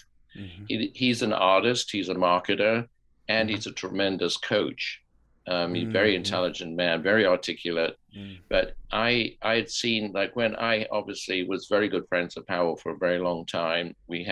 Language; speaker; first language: English; native; English